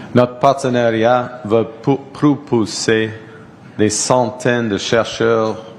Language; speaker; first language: French; non-native, local second language; English